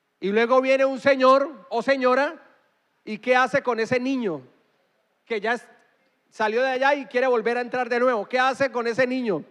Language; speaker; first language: Spanish; native; Spanish